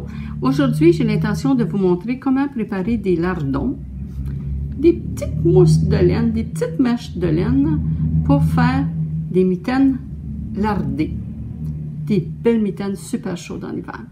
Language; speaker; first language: French; native; French